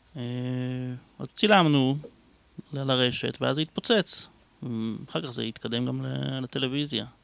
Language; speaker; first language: Hebrew; native; Hebrew